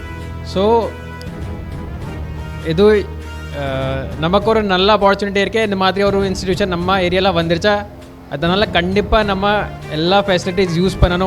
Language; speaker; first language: Tamil; non-native, learner; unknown